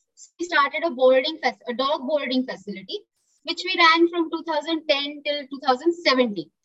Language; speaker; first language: English; non-native, local second language; Marathi